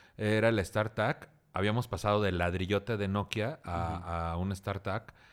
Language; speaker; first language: Spanish; native; Spanish